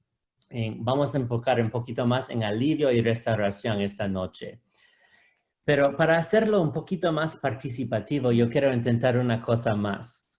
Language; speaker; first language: Spanish; non-native, fluent; English